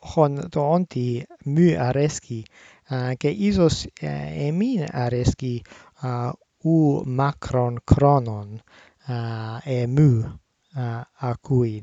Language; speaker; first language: Greek; non-native, learner; English